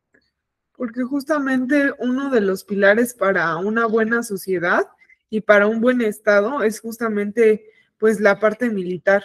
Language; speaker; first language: Spanish; native; Spanish